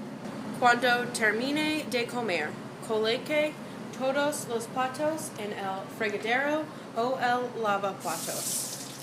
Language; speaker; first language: Spanish; non-native, learner; English